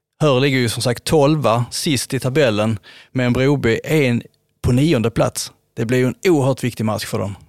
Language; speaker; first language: Swedish; native; Swedish